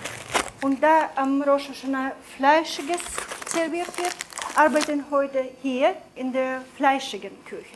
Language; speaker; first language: German; non-native, fluent; Russian